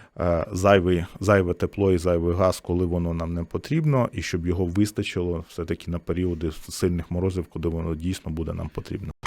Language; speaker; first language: Ukrainian; native; Ukrainian